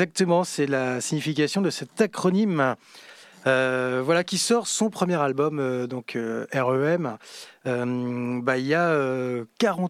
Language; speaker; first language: French; native; French